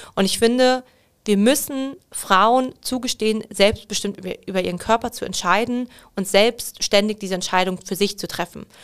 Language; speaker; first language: German; native; German